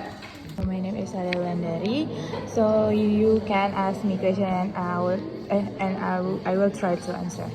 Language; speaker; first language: English; non-native, learner; Indonesian